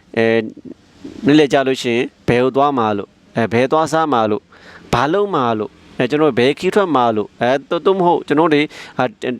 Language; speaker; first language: Burmese; native; Burmese